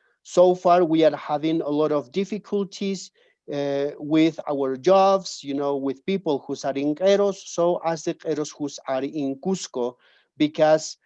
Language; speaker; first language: English; non-native, fluent; Spanish